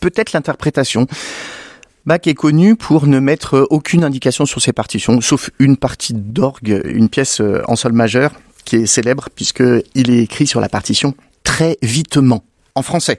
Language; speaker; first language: French; native; French